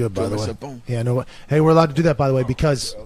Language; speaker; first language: English; native; English